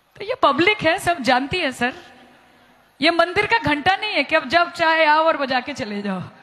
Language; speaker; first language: Hindi; non-native, local second language; Bangla